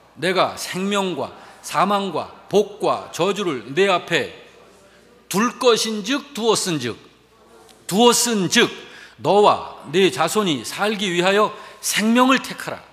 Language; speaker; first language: Korean; native; Korean